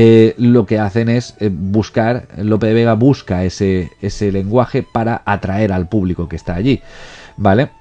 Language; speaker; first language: Spanish; native; Spanish